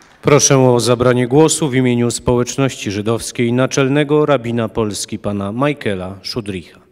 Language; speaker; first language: Polish; native; Polish